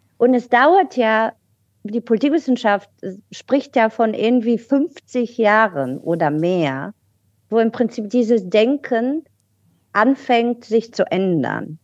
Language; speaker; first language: German; non-native, fluent; Bulgarian